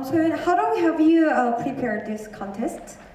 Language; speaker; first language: English; non-native, learner; Korean